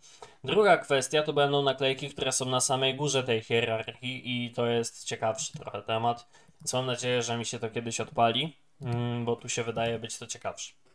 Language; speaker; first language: Polish; native; Polish